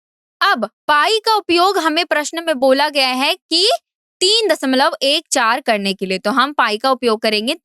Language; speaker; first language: Hindi; native; Hindi